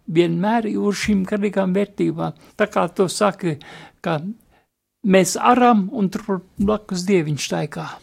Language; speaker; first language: Latvian; native; Latvian